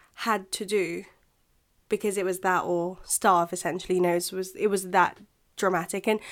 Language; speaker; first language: English; non-native, local second language; Filipino